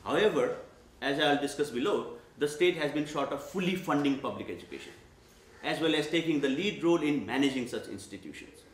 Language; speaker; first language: English; non-native, local second language; Nepali